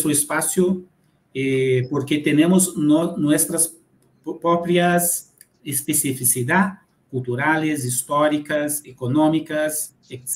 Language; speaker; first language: Spanish; non-native, fluent; Portuguese